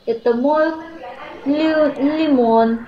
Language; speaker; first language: Russian; non-native, learner; Vietnamese